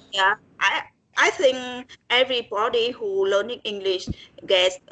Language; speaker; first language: English; non-native, learner; Vietnamese